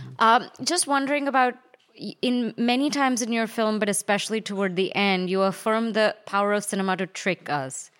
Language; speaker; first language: English; native; English